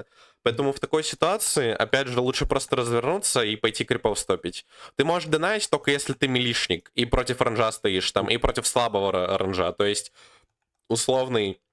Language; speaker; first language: Russian; native; Russian